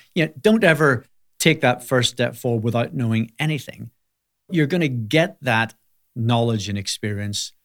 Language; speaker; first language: English; native; English